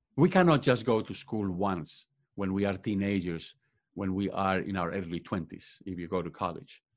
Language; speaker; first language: English; non-native, fluent; Spanish